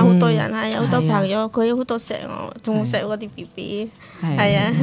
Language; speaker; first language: Chinese; non-native, learner; Indonesian